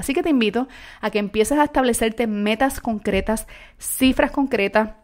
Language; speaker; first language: Spanish; native; Spanish